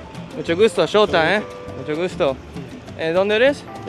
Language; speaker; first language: Spanish; non-native, learner; Japanese